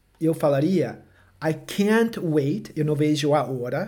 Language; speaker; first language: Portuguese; non-native, fluent; English